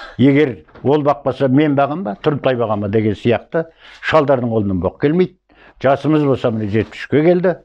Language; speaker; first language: Kazakh; native; Kazakh